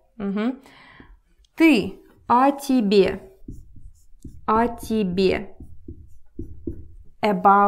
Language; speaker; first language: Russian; non-native, learner; English